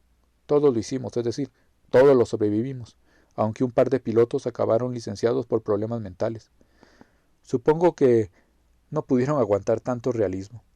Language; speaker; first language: Spanish; native; Spanish